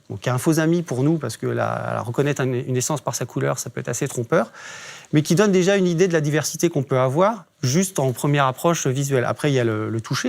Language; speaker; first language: French; native; French